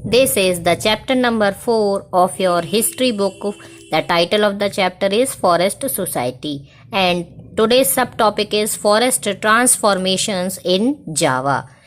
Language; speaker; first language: English; non-native, local second language; Hindi